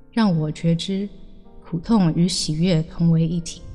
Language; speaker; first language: Chinese; early bilingual, heritage; Chinese